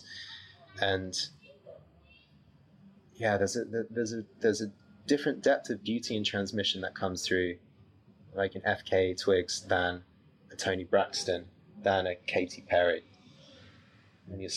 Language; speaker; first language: English; native; English